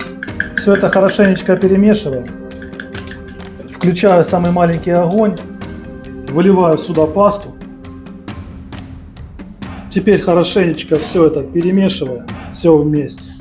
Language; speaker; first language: Russian; native; Russian